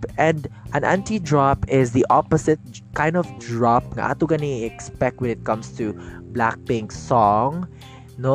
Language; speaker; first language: English; non-native, local second language; Cebuano